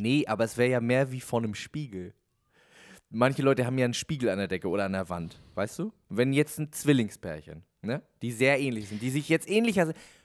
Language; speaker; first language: German; native; German